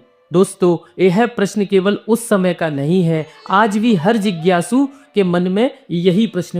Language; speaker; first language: Hindi; native; Hindi